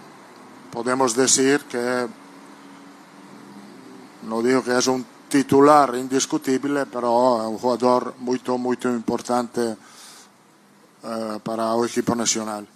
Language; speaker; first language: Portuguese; non-native, learner; Italian